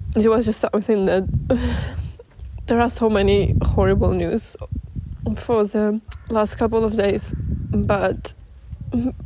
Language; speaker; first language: English; non-native, fluent; Ukrainian